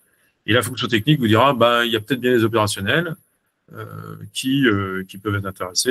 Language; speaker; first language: French; native; French